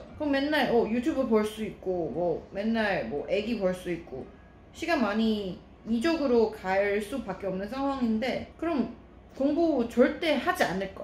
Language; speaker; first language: Korean; non-native, fluent; Chinese